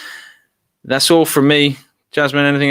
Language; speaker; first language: English; native; English